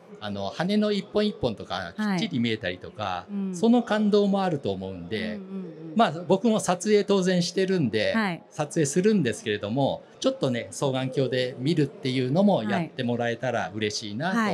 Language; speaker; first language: Japanese; native; Japanese